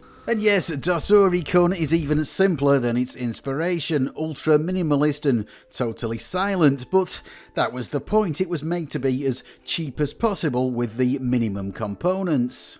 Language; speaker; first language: English; native; English